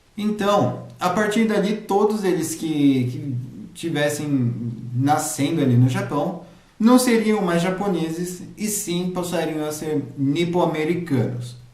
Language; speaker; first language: Portuguese; native; Portuguese